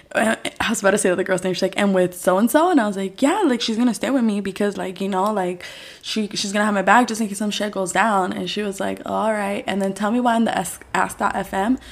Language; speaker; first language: English; early bilingual, other home language; Spanish